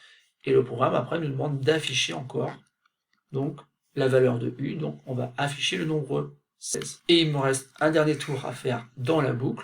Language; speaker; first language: French; native; French